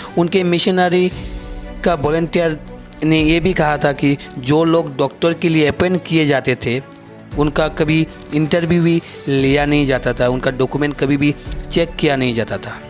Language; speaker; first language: Hindi; non-native, local second language; Bangla